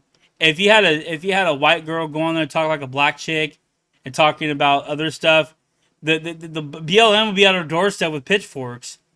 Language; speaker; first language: English; native; English